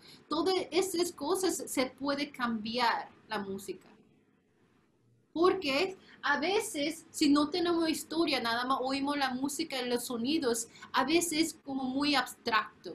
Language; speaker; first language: Spanish; non-native, fluent; Korean